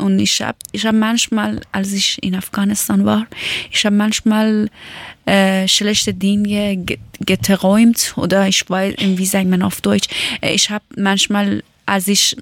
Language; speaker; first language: German; non-native, learner; Persian